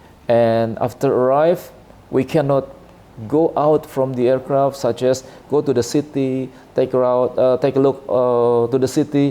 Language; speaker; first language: English; non-native, learner; Indonesian